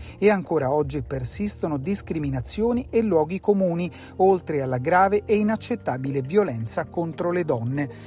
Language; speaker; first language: Italian; native; Italian